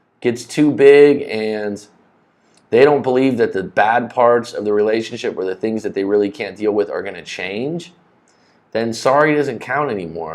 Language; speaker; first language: English; native; English